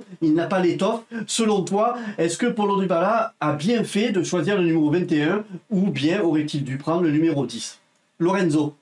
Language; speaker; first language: French; native; French